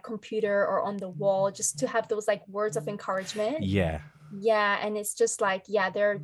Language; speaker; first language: English; native; English